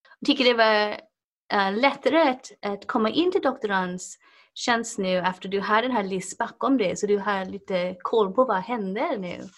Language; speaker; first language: Swedish; non-native, fluent; English